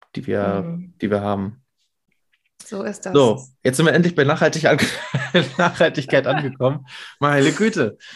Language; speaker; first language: German; native; German